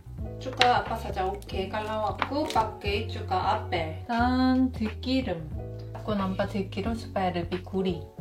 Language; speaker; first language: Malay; non-native, fluent; Korean